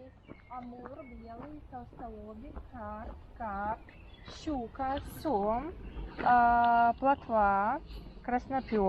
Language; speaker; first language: Russian; native; Russian